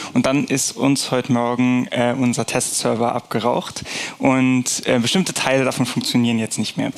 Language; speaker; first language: German; native; German